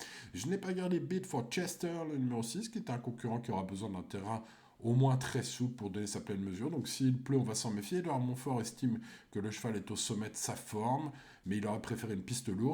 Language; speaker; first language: French; native; French